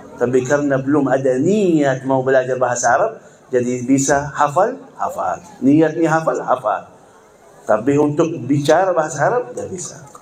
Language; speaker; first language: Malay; non-native, fluent; Arabic